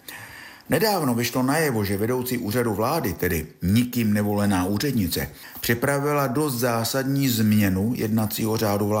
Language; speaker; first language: Czech; native; Czech